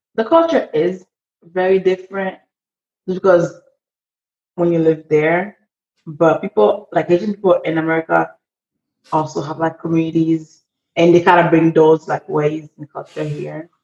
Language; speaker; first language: English; early bilingual, other home language; Haitian Creole